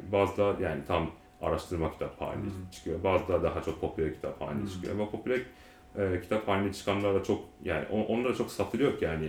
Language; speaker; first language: Turkish; non-native, learner; Japanese